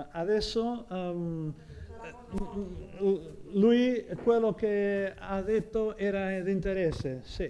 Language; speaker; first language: Italian; non-native, fluent; Catalan